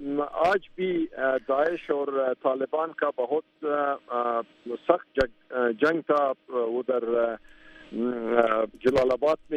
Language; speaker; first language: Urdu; non-native, fluent; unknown